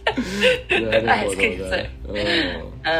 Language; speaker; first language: Japanese; non-native, learner; Indonesian